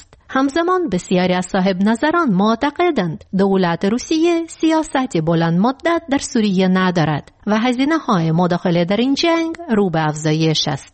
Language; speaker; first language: Persian; native; Persian